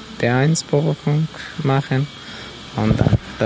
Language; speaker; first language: German; non-native, learner; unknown